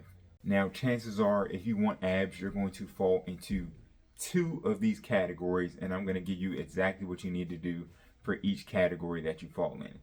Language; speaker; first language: English; native; English